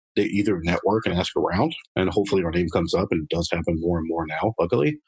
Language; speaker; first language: English; non-native, fluent; French